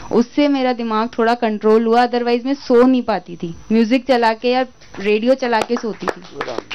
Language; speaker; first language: Hindi; native; Hindi